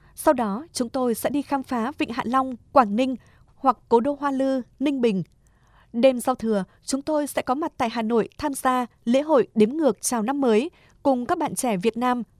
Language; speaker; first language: Vietnamese; native; Vietnamese